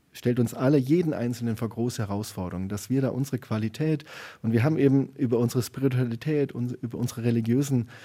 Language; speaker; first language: German; native; German